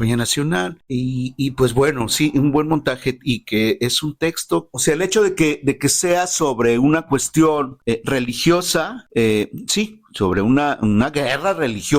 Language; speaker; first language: Spanish; native; Spanish